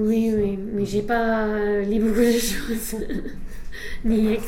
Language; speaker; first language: French; non-native, fluent; English